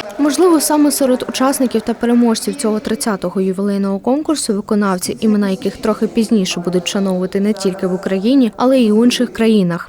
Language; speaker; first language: Ukrainian; native; Ukrainian